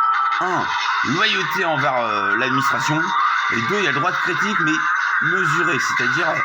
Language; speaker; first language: French; native; French